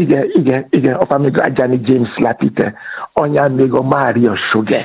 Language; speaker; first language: Hungarian; non-native, learner; Yoruba